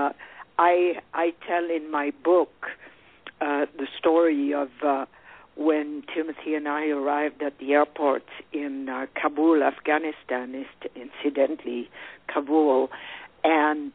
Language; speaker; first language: English; non-native, fluent; French